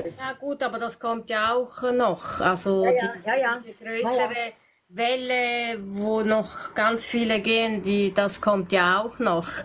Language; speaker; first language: German; native; German